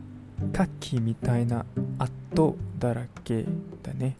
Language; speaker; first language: Japanese; non-native, learner; English